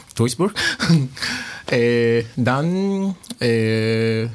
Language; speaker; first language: German; non-native, fluent; Spanish